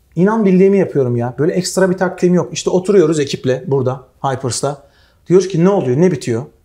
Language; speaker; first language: Turkish; native; Turkish